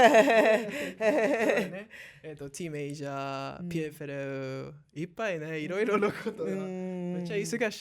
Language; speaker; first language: Japanese; non-native, learner; English